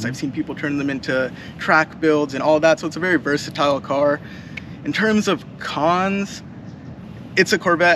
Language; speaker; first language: English; native; English